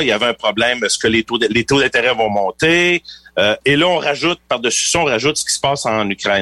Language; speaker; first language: French; native; French